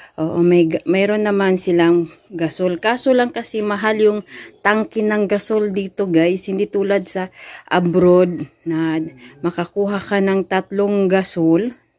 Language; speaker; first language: Filipino; non-native, local second language; Cebuano